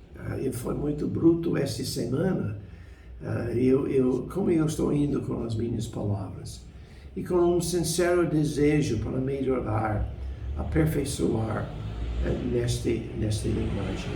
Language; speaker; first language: Portuguese; non-native, fluent; English